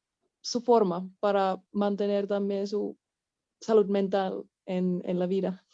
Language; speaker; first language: Spanish; non-native, fluent; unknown